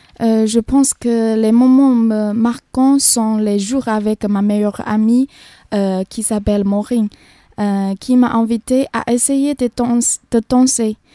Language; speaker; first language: French; non-native, learner; Chinese